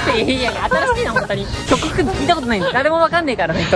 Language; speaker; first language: Japanese; native; Japanese